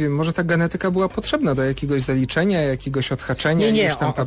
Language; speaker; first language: Polish; native; Polish